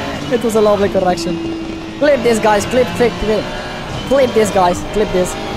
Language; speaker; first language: English; non-native, fluent; Italian